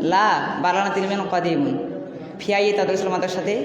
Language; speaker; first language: Arabic; non-native, learner; Bangla